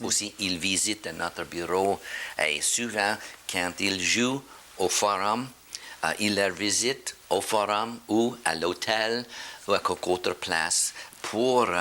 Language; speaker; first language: French; non-native, learner; English